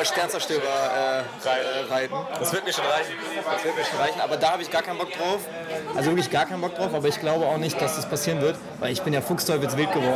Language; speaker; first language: German; native; German